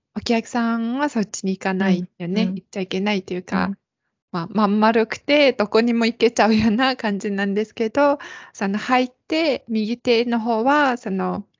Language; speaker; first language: Japanese; non-native, fluent; Mongolian